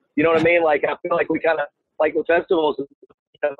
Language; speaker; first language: English; native; English